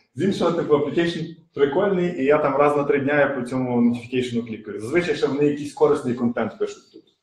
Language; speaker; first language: Ukrainian; native; Ukrainian